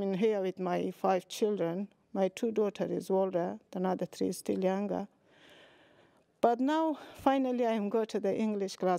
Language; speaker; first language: English; non-native, learner; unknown